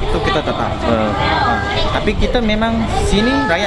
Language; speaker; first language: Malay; non-native, local second language; Cantonese